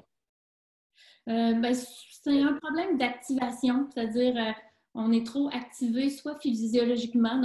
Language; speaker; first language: French; native; French